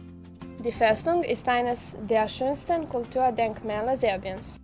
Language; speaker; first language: German; non-native, fluent; Serbian